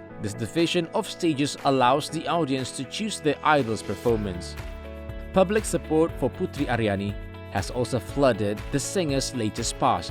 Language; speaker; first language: English; non-native, fluent; Indonesian